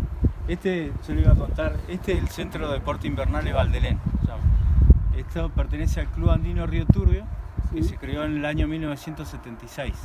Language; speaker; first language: Spanish; native; Spanish